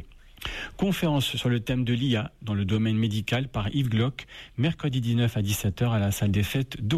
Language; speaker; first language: French; native; French